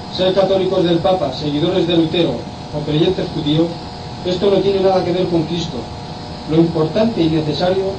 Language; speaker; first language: Spanish; non-native, local second language; Catalan